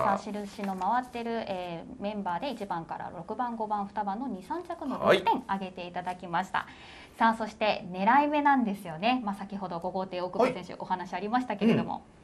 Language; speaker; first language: Japanese; native; Japanese